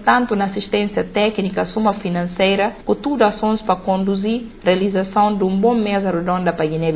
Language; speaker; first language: Portuguese; non-native, local second language; Upper Guinea Crioulo